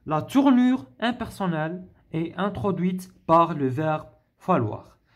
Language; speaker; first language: French; non-native, local second language; Arabic